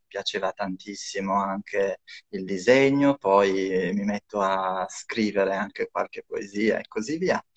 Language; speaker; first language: Italian; non-native, fluent; Albanian